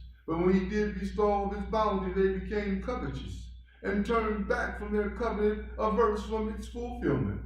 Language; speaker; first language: English; native; English